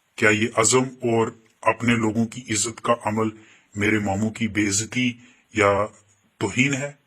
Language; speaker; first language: Urdu; non-native, local second language; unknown